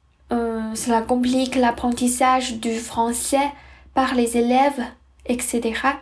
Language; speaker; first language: French; non-native, fluent; Chinese